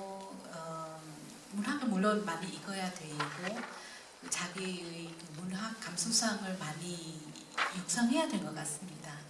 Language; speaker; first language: Korean; non-native, fluent; Vietnamese